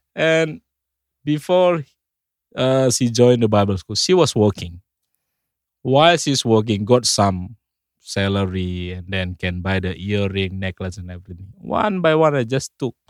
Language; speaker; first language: English; non-native, fluent; Indonesian